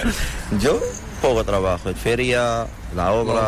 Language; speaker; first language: Spanish; non-native, learner; Arabic